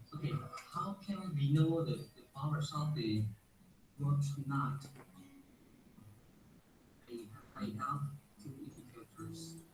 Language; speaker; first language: English; non-native, fluent; Indonesian